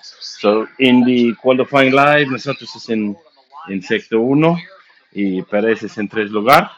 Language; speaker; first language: Spanish; non-native, learner; English